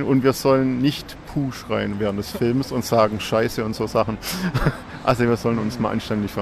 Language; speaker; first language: German; native; German